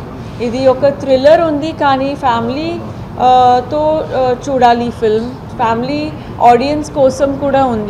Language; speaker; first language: Telugu; non-native, learner; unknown